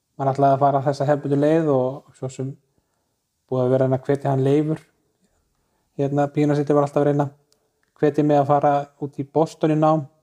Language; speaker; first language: Icelandic; native; Icelandic